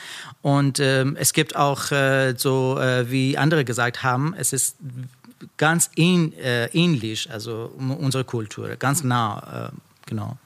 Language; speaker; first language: German; non-native, learner; Persian